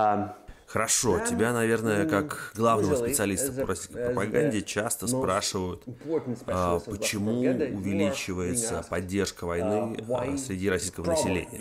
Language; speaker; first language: Russian; native; Russian